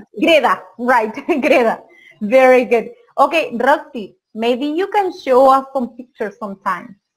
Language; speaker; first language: English; non-native, fluent; Spanish